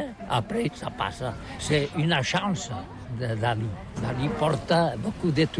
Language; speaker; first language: French; non-native, learner; Catalan